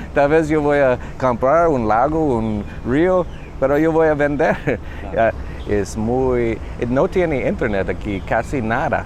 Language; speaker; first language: Spanish; non-native, learner; English